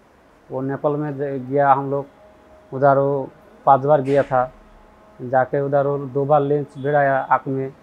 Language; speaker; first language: Hindi; non-native, local second language; Bangla